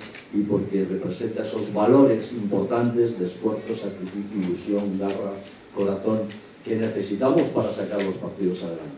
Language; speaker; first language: Spanish; native; Spanish